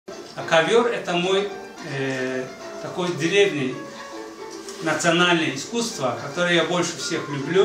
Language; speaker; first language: Russian; non-native, fluent; Azerbaijani